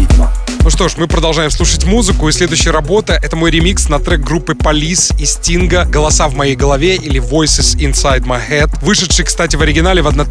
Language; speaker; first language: Russian; native; Russian